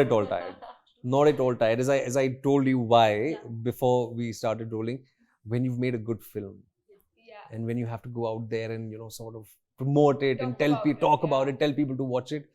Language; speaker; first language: English; non-native, local second language; Hindi